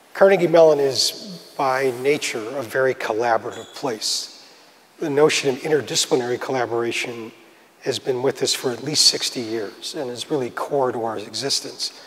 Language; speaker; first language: English; native; English